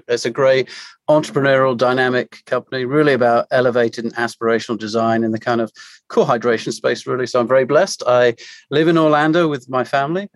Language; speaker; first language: English; native; English